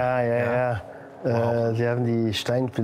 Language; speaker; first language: German; non-native, learner; Dutch